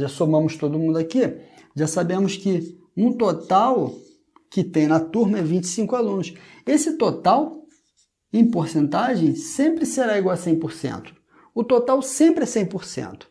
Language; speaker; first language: Portuguese; native; Portuguese